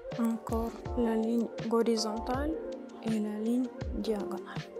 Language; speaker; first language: French; non-native, learner; Ukrainian